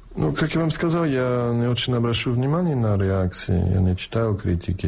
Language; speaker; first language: Russian; non-native, fluent; English